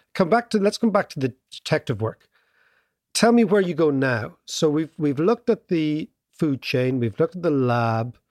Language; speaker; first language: English; native; English